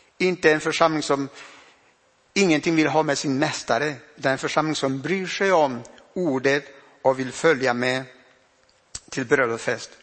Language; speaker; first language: Swedish; non-native, fluent; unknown